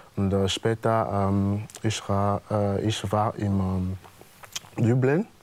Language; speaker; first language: German; non-native, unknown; French